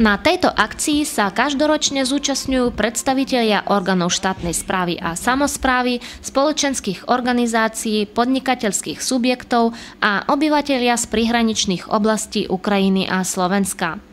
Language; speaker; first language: Slovak; non-native, local second language; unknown